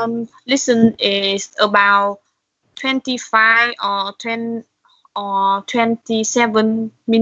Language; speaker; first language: English; non-native, learner; Vietnamese